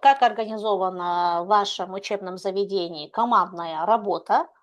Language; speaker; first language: Russian; non-native, local second language; Kazakh